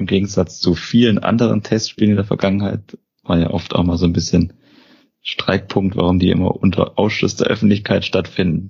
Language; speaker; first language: German; native; German